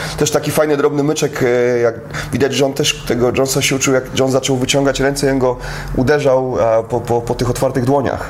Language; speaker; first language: Polish; native; Polish